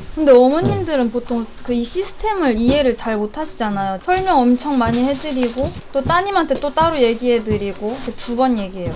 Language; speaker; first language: Korean; native; Korean